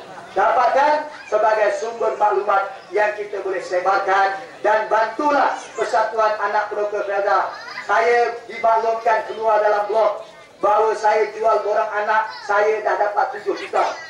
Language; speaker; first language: Malay; native; Malay